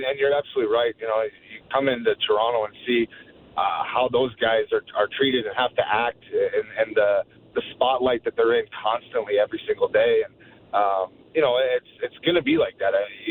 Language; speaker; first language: English; native; English